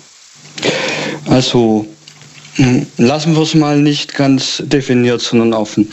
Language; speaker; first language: German; native; German